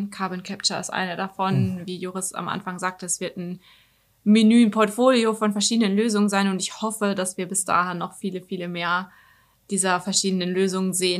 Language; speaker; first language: German; native; German